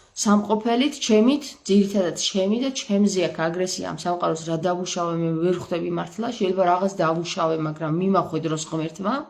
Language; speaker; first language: Georgian; native; Georgian